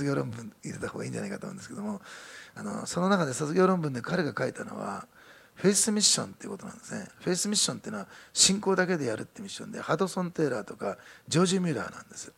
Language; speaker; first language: Japanese; native; Japanese